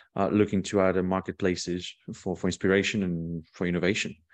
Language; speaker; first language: English; non-native, fluent; Portuguese